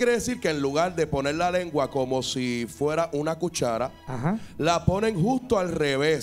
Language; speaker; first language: Spanish; native; Spanish